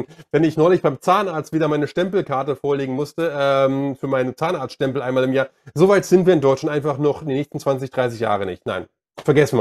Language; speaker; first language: German; native; German